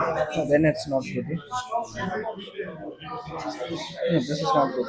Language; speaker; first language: English; non-native, fluent; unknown